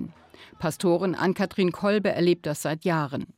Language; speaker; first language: German; native; German